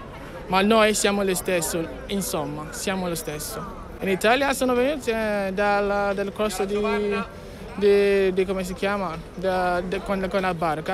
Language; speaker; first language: Italian; non-native, learner; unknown